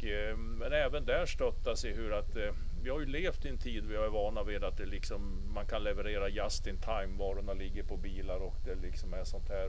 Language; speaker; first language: Swedish; native; Swedish